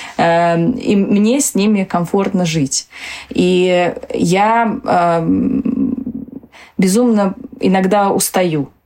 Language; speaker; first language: Russian; early bilingual, other home language; Tajik